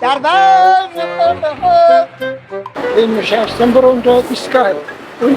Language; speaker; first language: Persian; native; Persian